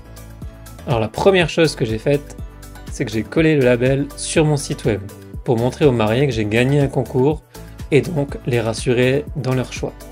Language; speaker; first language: French; native; French